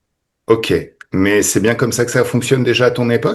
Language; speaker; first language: French; native; French